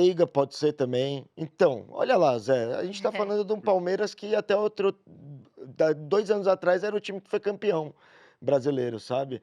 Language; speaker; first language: Portuguese; native; Portuguese